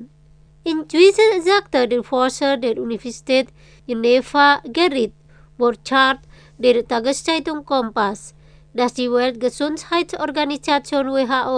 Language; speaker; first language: German; non-native, fluent; Indonesian